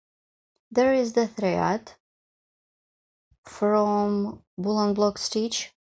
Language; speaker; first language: English; non-native, fluent; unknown